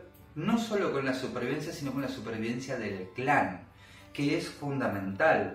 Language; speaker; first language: Spanish; native; Spanish